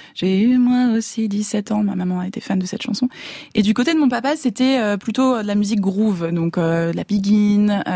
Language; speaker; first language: French; native; French